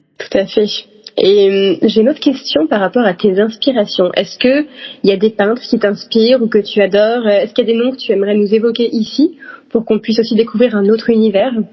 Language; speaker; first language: French; native; French